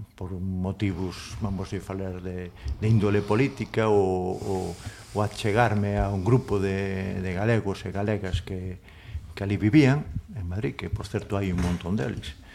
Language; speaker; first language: Galician; non-native, local second language; Spanish